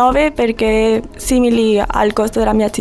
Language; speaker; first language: Italian; non-native, learner; Spanish